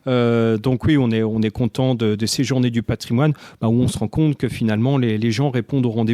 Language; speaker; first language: French; native; French